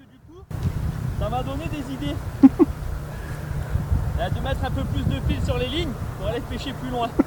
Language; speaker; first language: French; native; French